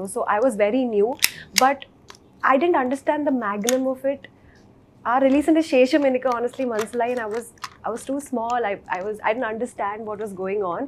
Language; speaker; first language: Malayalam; early bilingual, heritage; Malayalam